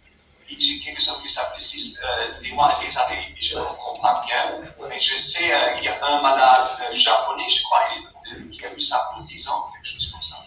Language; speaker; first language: French; non-native, fluent; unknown